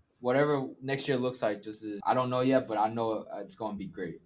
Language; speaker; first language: English; non-native, fluent; Chinese